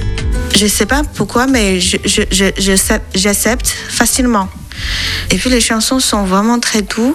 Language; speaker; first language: French; non-native, learner; Chinese